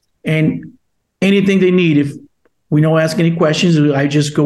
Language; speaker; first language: English; non-native, fluent; Portuguese